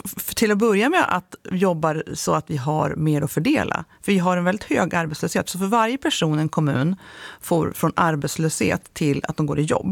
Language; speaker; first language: Swedish; native; Swedish